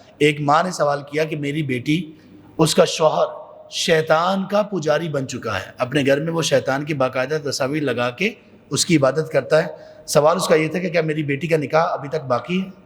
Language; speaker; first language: Urdu; non-native, local second language; Punjabi